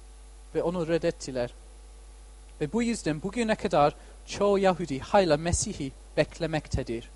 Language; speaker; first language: Turkish; non-native, fluent; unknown